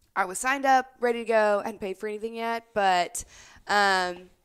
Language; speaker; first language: English; native; English